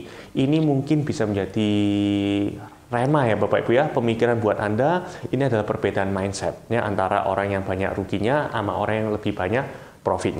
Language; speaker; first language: Indonesian; native; Indonesian